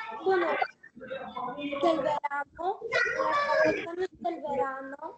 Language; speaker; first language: Spanish; early bilingual, heritage; Spanish